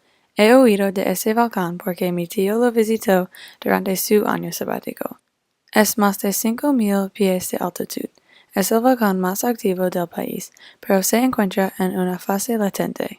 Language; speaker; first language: Spanish; non-native, fluent; English